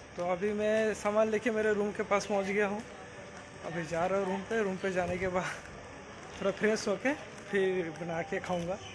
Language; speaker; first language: Hindi; non-native, local second language; Bangla